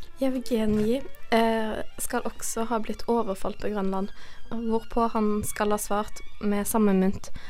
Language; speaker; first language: Norwegian; native; Norwegian